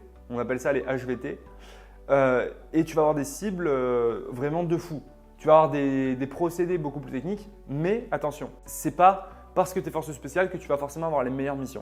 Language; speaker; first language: French; native; French